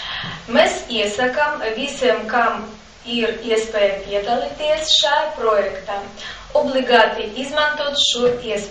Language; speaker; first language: Latvian; non-native, learner; Russian